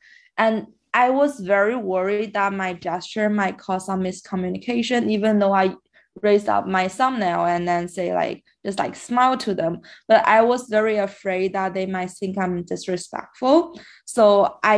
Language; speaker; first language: English; non-native, fluent; Chinese